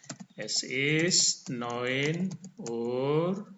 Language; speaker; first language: German; non-native, fluent; Indonesian